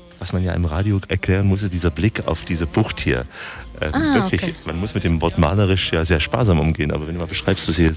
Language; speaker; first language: German; native; German